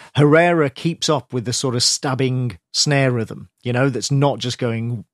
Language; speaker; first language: English; native; English